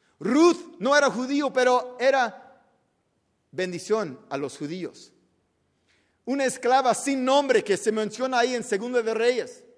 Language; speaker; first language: Spanish; early bilingual, heritage; Spanish